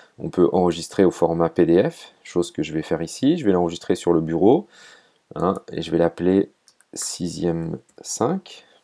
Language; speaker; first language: French; native; French